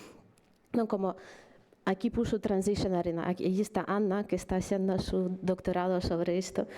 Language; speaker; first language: Spanish; non-native, fluent; Ukrainian